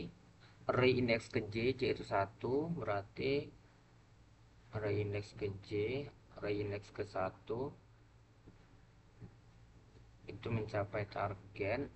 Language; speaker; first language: Indonesian; native; Indonesian